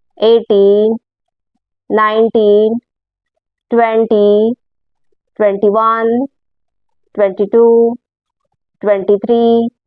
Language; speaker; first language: English; non-native, local second language; Marathi